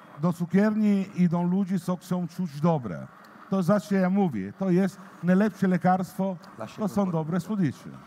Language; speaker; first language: Polish; non-native, learner; Italian